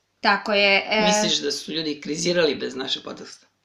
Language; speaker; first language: Serbian; native; Serbian